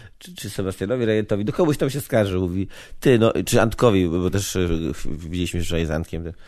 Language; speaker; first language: Polish; native; Polish